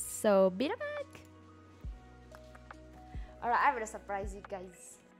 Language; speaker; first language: English; non-native, fluent; Japanese